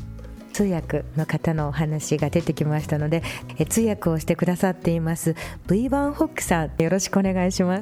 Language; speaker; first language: Japanese; native; Japanese